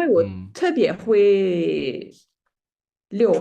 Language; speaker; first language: Chinese; non-native, fluent; French